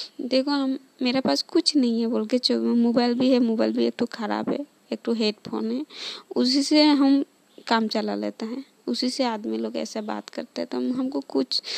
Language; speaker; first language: Hindi; non-native, local second language; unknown